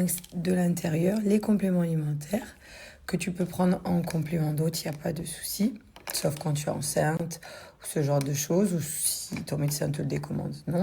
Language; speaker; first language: French; native; French